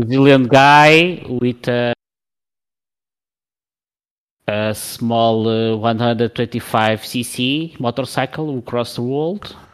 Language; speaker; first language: English; non-native, learner; Portuguese